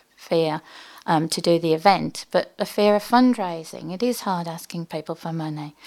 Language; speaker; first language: English; native; English